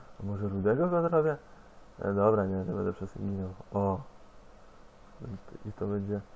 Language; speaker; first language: Polish; native; Polish